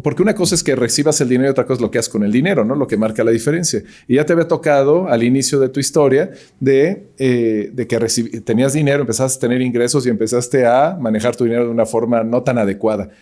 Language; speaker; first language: Spanish; native; Spanish